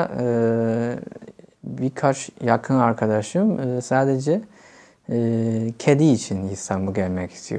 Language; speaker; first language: Turkish; non-native, fluent; Chinese